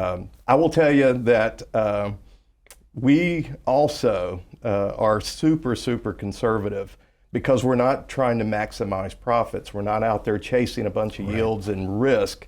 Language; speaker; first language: English; native; English